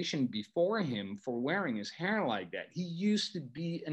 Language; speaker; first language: English; non-native, fluent; Dutch